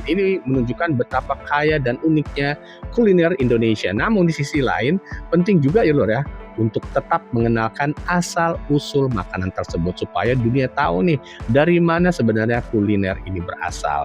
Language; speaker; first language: Indonesian; native; Indonesian